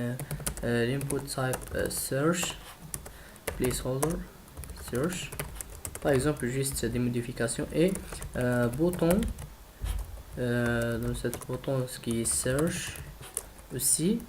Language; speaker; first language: French; non-native, learner; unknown